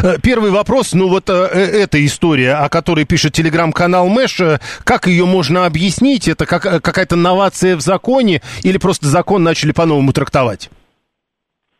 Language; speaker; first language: Russian; native; Russian